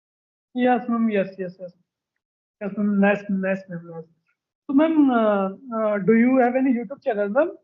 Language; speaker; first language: English; non-native, learner; Hindi